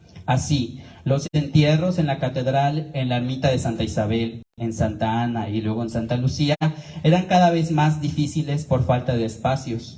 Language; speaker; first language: Spanish; native; Spanish